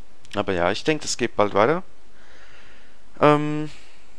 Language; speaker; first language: German; native; German